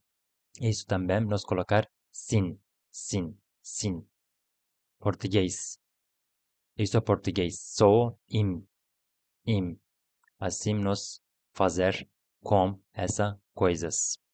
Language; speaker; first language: Portuguese; non-native, learner; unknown